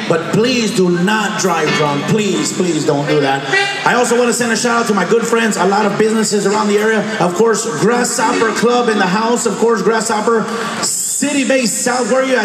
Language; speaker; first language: English; early bilingual, other home language; Spanish